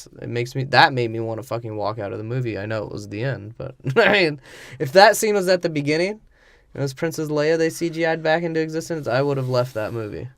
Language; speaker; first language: English; native; English